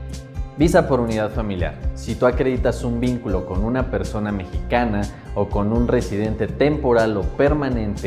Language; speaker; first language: Spanish; native; Spanish